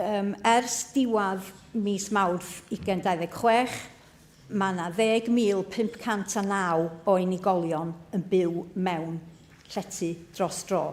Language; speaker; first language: Welsh; native; Welsh